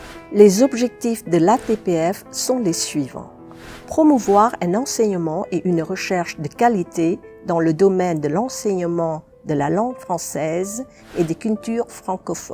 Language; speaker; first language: French; non-native, fluent; Thai